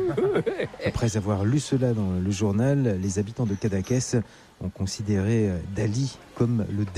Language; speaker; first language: French; native; French